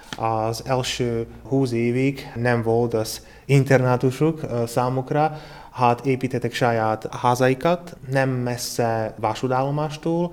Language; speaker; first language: Hungarian; non-native, learner; Slovak